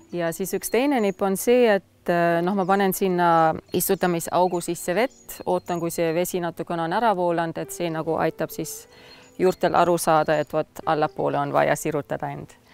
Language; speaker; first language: Estonian; early bilingual, heritage; Estonian